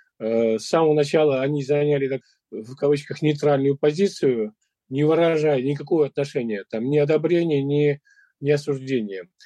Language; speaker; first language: Russian; non-native, local second language; Uzbek